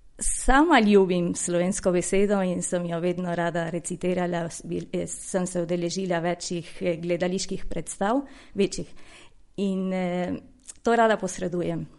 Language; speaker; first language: Slovenian; early bilingual, heritage; Slovenian